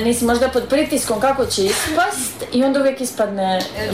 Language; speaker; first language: Serbian; native; Serbian